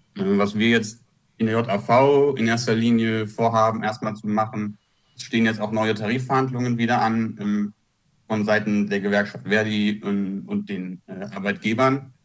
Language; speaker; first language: German; native; German